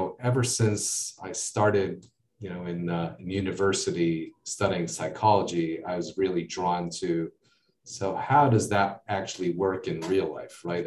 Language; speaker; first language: English; native; English